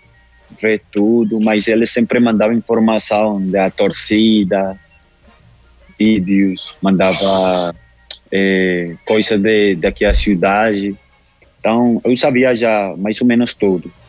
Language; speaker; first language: Portuguese; non-native, local second language; Spanish